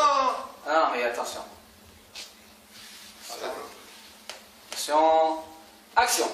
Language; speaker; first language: French; native; French